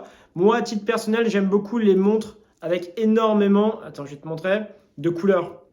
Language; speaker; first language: French; native; French